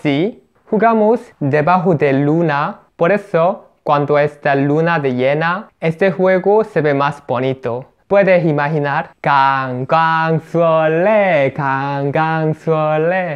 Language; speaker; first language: Spanish; non-native, learner; Korean